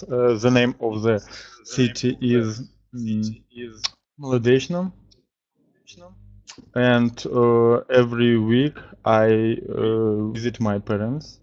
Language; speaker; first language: English; non-native, learner; Russian